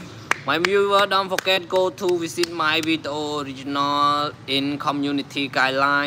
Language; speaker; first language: English; non-native, learner; Khmer